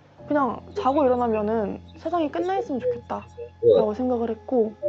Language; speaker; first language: Korean; native; Korean